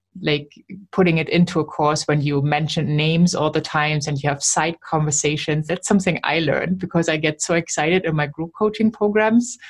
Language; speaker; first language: English; non-native, fluent; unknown